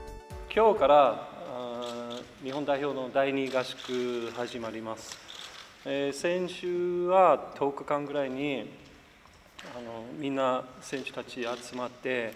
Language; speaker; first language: Japanese; non-native, fluent; English